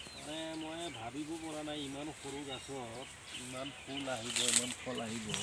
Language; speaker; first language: Assamese; non-native, local second language; Bangla